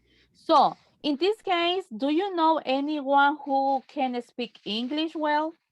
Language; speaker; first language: English; non-native, fluent; Spanish